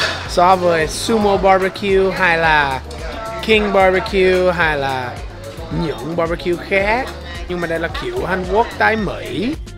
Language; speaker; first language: Vietnamese; non-native, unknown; English